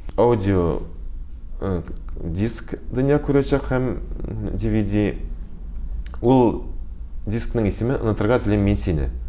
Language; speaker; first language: Tatar; native; Tatar